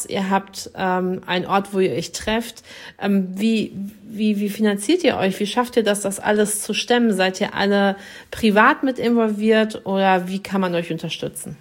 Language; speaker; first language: German; native; German